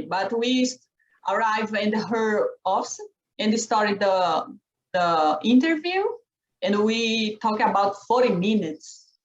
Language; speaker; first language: English; non-native, learner; Portuguese